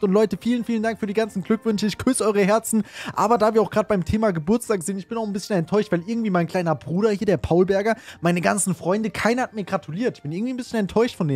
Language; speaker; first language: German; native; German